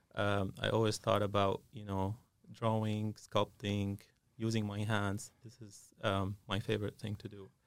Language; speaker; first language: English; non-native, fluent; Arabic